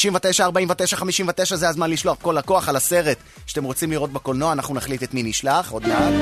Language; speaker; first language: Hebrew; native; Hebrew